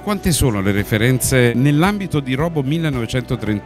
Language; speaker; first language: Italian; native; Italian